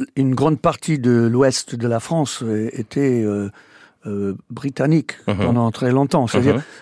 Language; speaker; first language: French; non-native, fluent; English